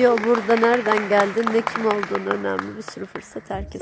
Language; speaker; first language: Turkish; native; Turkish